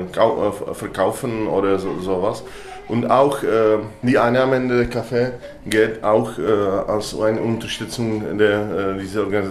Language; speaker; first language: German; non-native, learner; Czech